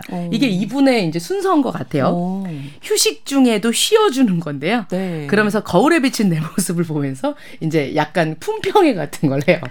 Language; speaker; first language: Korean; native; Korean